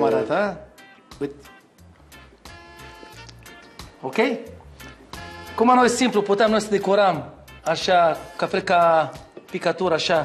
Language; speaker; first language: Romanian; non-native, learner; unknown